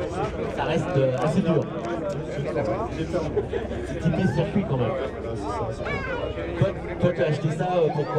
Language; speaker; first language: French; native; French